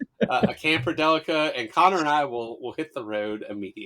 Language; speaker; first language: English; native; English